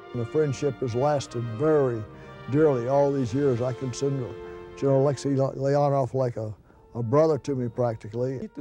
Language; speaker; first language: English; native; English